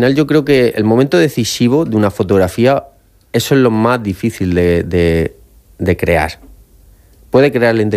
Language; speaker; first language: Spanish; native; Spanish